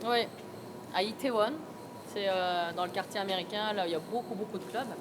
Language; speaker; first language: French; early bilingual, other home language; Korean